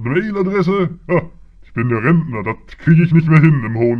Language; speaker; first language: German; native; German